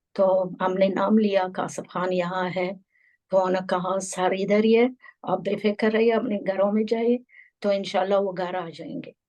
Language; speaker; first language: Urdu; non-native, fluent; Persian